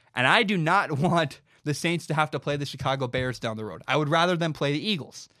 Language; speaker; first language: English; native; English